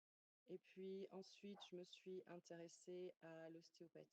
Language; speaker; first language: French; native; French